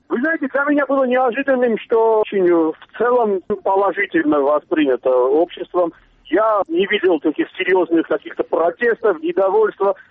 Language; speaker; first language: Russian; non-native, local second language; Armenian